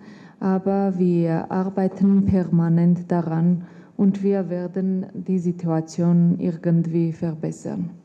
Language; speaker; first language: German; non-native, fluent; Armenian